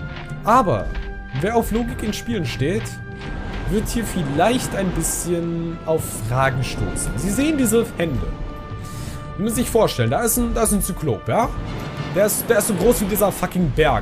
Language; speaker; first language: German; native; German